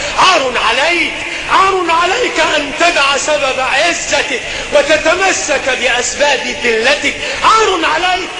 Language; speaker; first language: Arabic; non-native, local second language; Ngazidja Comorian